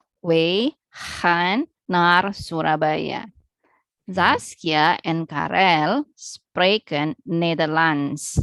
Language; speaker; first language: Dutch; non-native, learner; Indonesian